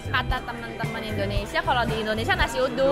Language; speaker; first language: Indonesian; non-native, fluent; Korean